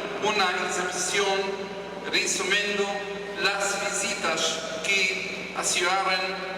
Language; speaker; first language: Spanish; non-native, fluent; Hebrew